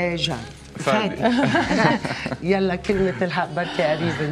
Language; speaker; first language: Arabic; native; Arabic